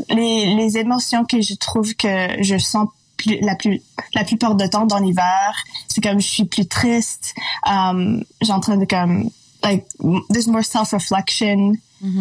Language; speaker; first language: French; non-native, local second language; English